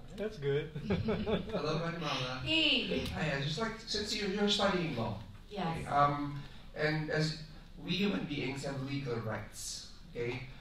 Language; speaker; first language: English; non-native, fluent; Spanish